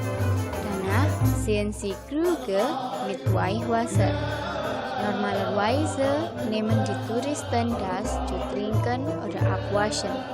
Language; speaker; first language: German; non-native, learner; Indonesian